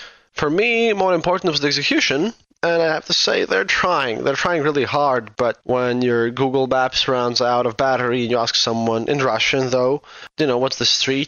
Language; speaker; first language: English; non-native, fluent; Russian